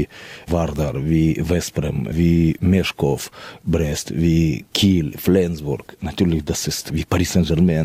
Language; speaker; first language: German; non-native, fluent; Russian